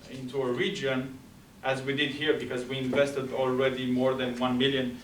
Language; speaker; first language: English; non-native, fluent; Romanian